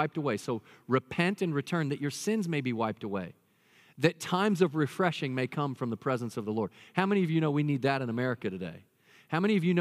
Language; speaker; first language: English; native; English